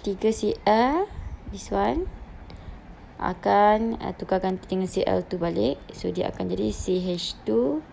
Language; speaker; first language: Malay; native; Malay